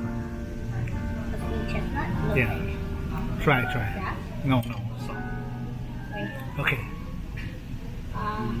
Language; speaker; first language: English; non-native, learner; Thai